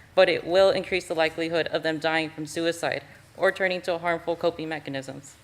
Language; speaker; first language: English; native; English